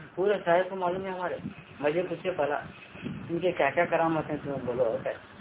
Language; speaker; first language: Urdu; native; Urdu